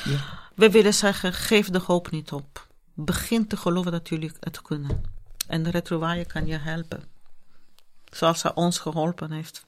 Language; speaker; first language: Dutch; non-native, fluent; Italian